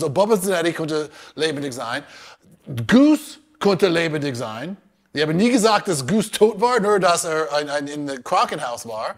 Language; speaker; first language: German; non-native, learner; English